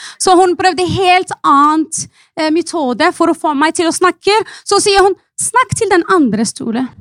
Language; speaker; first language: Norwegian; non-native, fluent; Arabic